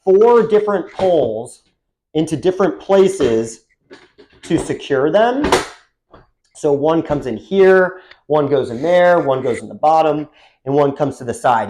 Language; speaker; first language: English; native; English